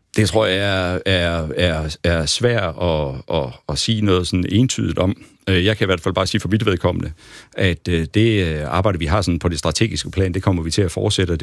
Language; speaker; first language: Danish; native; Danish